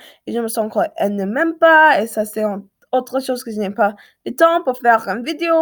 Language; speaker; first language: French; non-native, learner; English